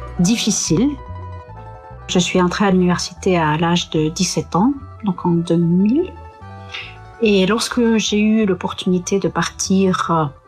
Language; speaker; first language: French; non-native, fluent; Russian